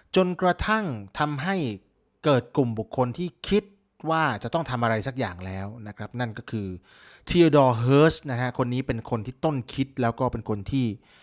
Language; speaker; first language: Thai; native; Thai